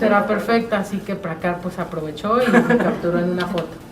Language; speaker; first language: Spanish; native; Spanish